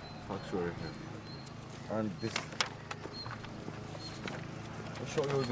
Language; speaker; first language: English; non-native, learner; Arabic